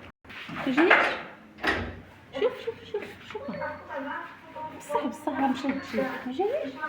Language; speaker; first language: Arabic; native; Arabic